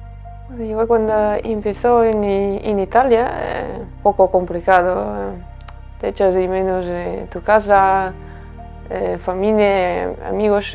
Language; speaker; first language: Spanish; non-native, fluent; Latvian